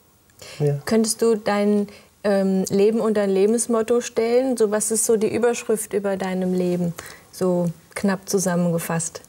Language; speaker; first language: German; native; German